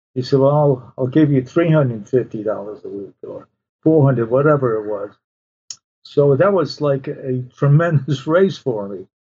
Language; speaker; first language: English; early bilingual, other home language; Polish